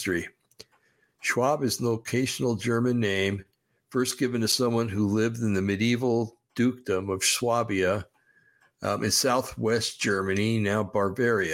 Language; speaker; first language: English; native; English